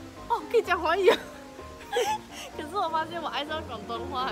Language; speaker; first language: Cantonese; non-native, learner; Chinese